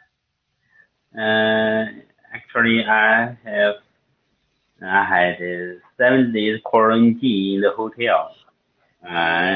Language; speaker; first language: English; non-native, learner; Chinese